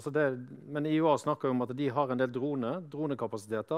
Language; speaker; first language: Norwegian; native; Norwegian